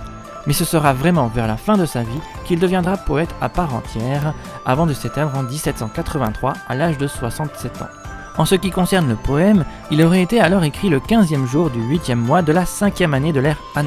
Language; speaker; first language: French; native; French